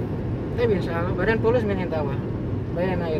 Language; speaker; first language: Arabic; non-native, learner; Indonesian